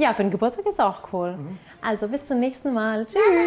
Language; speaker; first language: German; native; German